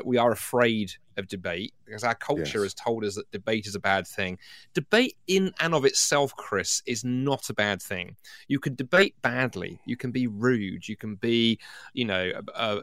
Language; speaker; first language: English; native; English